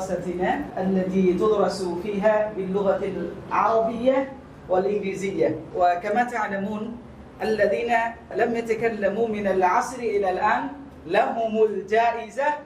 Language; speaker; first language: Arabic; non-native, fluent; Bangla